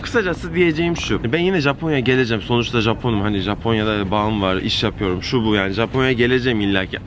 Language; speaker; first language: Turkish; early bilingual, heritage; Turkish